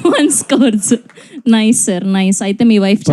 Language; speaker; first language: Telugu; native; Telugu